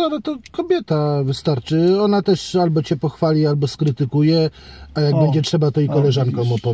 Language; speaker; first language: Polish; native; Polish